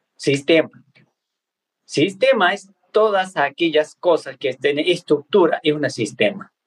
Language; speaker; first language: Spanish; non-native, fluent; Tibetan